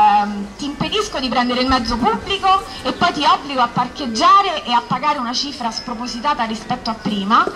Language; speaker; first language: Italian; native; Italian